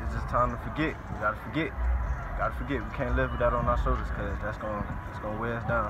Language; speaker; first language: English; native; English